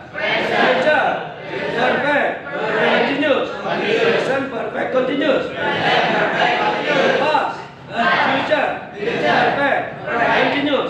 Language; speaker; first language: English; non-native, fluent; Indonesian